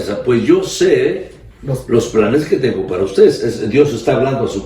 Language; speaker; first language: Spanish; native; Spanish